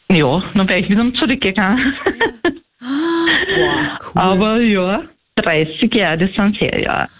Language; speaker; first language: German; early bilingual, heritage; Portuguese